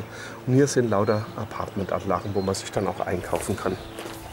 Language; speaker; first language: German; native; German